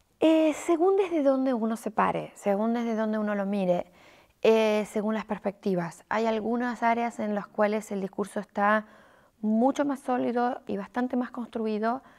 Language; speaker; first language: Spanish; native; Spanish